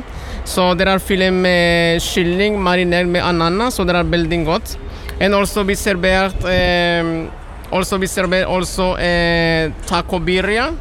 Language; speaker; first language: Norwegian; non-native, learner; Spanish